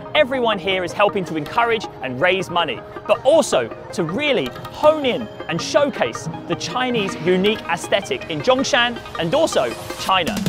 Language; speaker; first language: English; native; English